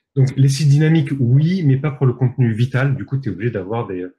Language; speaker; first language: French; native; French